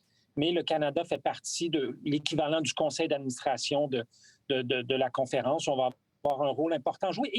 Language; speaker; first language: French; native; French